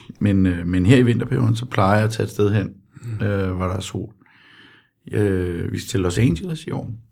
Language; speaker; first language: Danish; native; Danish